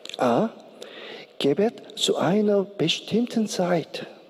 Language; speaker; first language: German; non-native, learner; Korean